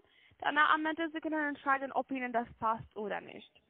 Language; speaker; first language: German; non-native, fluent; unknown